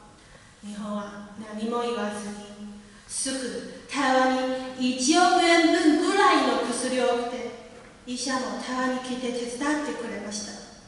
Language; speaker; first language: Japanese; non-native, learner; Chinese